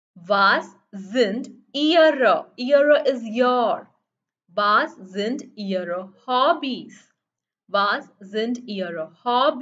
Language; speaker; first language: German; non-native, learner; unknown